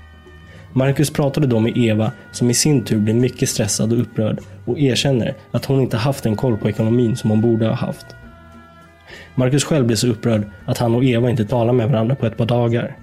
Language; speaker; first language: Swedish; native; Swedish